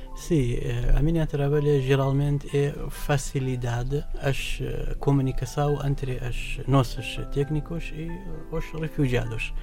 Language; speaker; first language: Portuguese; non-native, learner; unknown